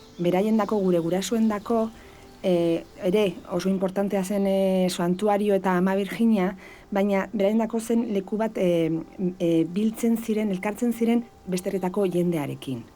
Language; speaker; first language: Basque; non-native, local second language; Spanish